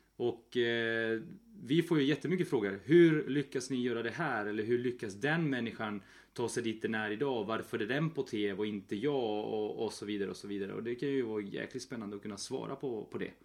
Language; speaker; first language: Swedish; early bilingual, other home language; Spanish